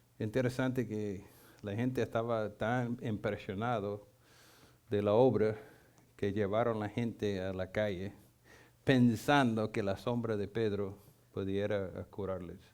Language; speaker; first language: Spanish; non-native, fluent; English